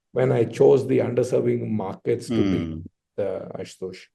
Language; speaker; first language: English; non-native, local second language; Telugu